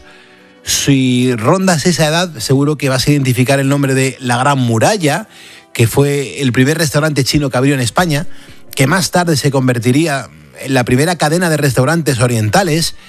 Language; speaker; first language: Spanish; native; Spanish